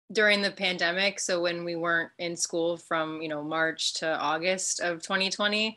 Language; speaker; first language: English; native; English